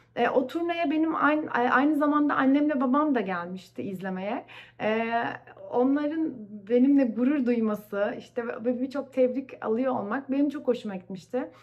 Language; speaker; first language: Turkish; native; Turkish